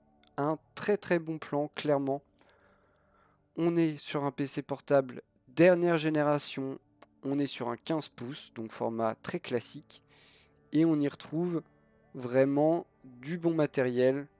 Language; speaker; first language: French; native; French